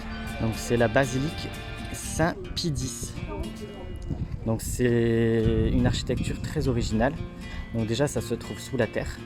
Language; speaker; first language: French; native; French